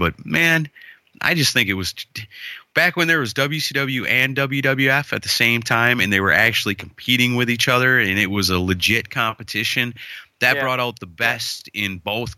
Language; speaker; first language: English; native; English